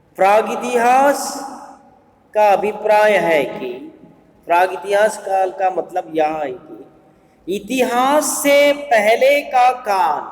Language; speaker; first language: Hindi; non-native, local second language; Kannada